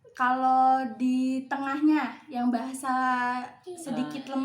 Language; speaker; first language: Indonesian; non-native, local second language; Javanese